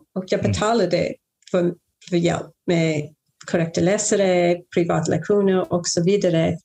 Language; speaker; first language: Swedish; non-native, fluent; English